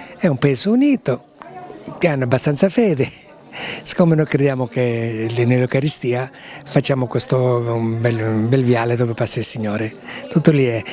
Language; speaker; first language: Italian; native; Italian